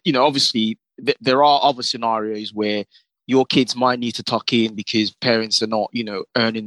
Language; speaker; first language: English; non-native, local second language; Yoruba